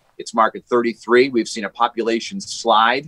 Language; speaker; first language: English; native; English